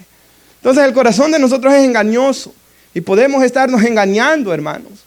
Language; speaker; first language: Spanish; native; Spanish